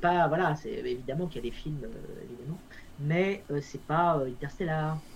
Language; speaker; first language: French; native; French